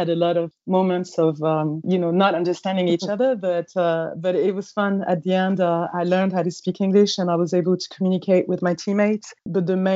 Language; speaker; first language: English; non-native, fluent; French